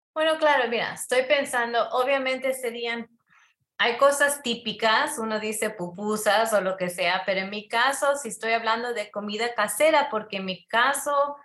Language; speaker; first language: Spanish; early bilingual, heritage; Spanish